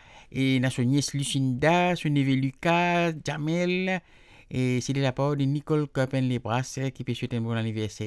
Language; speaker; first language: French; non-native, local second language; Morisyen